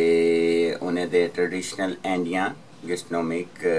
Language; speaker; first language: French; non-native, learner; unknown